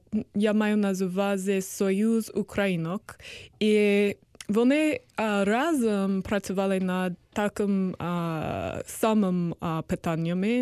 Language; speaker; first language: Ukrainian; non-native, learner; English